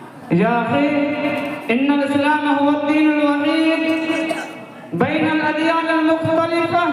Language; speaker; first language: Arabic; non-native, learner; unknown